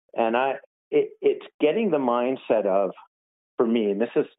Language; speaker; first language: English; native; English